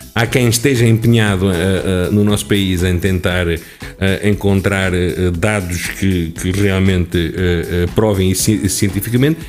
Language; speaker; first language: Portuguese; native; Portuguese